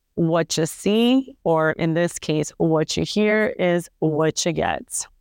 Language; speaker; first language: English; early bilingual, other home language; Spanish